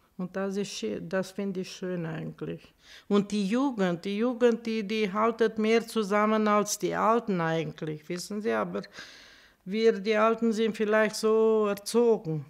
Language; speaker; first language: German; non-native, fluent; Romanian